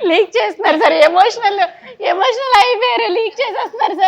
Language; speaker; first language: Telugu; native; Telugu